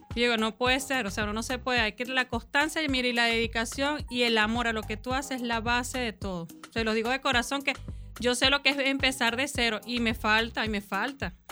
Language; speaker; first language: Spanish; early bilingual, other home language; Portuguese